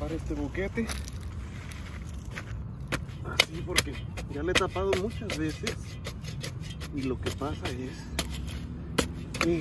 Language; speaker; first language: Spanish; native; Spanish